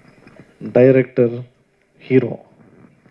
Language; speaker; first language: Tamil; non-native, learner; Kannada